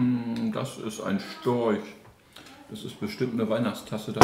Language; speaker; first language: German; native; German